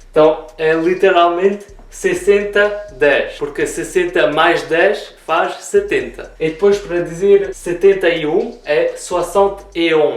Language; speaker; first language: Portuguese; early bilingual, heritage; Portuguese